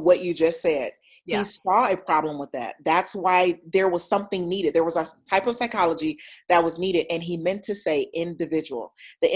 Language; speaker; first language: English; native; English